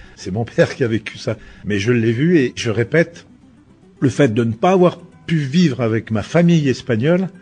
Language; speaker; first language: French; native; French